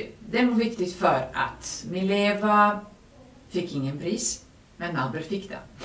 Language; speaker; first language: Swedish; non-native, fluent; Serbian